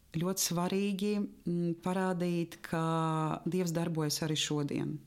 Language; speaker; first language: Latvian; non-native, local second language; Russian